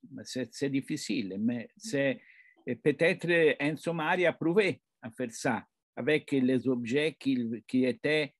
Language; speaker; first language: French; non-native, fluent; Italian